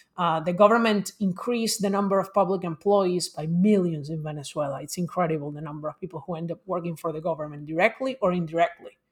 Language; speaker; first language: English; non-native, fluent; Spanish